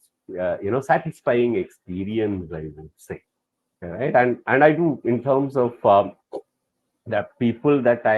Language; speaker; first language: English; non-native, local second language; Tamil